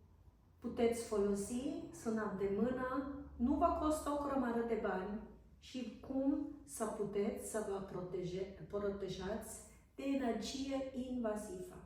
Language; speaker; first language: Romanian; non-native, fluent; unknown